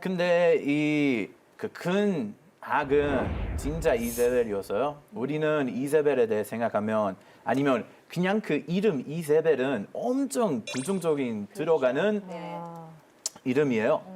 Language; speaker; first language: Korean; non-native, fluent; Hebrew